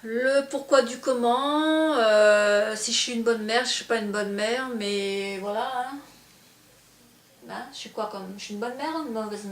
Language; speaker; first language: French; native; French